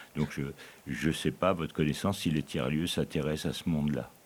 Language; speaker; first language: French; native; French